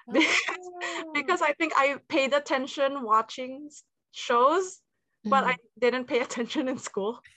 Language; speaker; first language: English; native; English